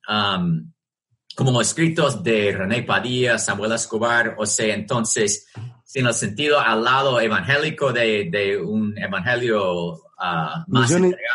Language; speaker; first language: Spanish; non-native, fluent; English